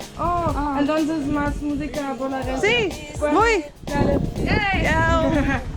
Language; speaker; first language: Spanish; non-native, learner; English